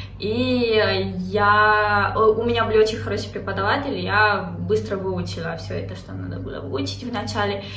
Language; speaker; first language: Russian; non-native, fluent; Romanian